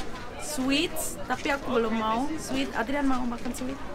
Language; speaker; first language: Indonesian; early bilingual, heritage; German